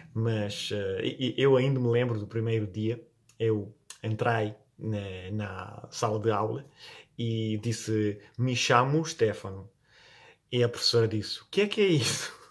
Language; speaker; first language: Portuguese; non-native, fluent; Italian